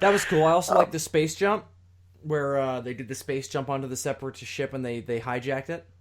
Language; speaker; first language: English; native; English